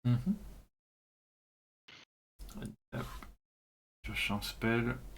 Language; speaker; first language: French; native; French